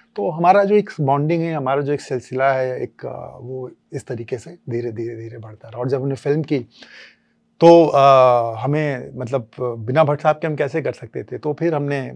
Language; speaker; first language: Hindi; native; Hindi